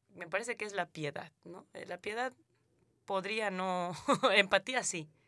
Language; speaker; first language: Spanish; native; Spanish